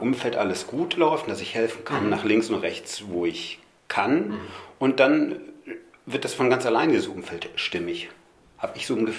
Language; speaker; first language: German; native; German